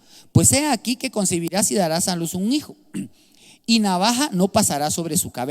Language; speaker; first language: Spanish; native; Spanish